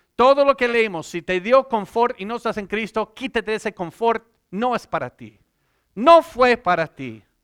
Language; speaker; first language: Spanish; non-native, fluent; English